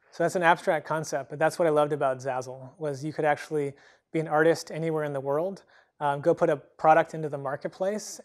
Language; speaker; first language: English; native; English